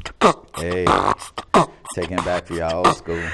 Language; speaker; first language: English; native; English